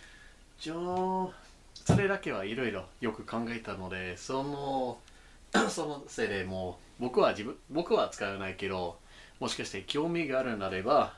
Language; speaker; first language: Japanese; non-native, learner; English